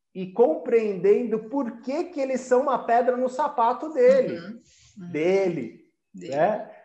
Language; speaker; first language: Portuguese; non-native, local second language; German